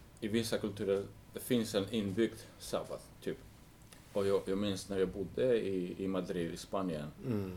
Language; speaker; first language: Swedish; non-native, fluent; English